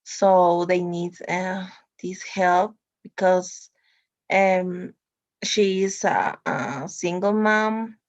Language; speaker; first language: English; non-native, learner; Spanish